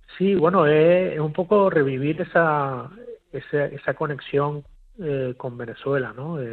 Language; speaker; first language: Spanish; native; Spanish